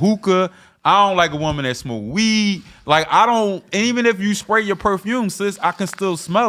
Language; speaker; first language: English; native; English